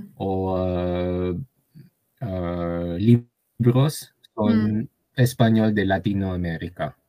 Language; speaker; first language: Spanish; non-native, learner; Chinese